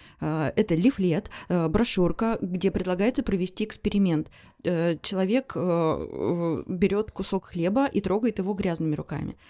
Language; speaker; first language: Russian; native; Russian